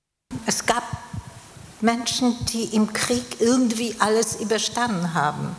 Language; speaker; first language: German; non-native, fluent; Polish